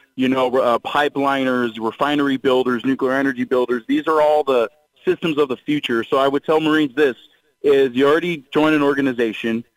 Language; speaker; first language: English; native; English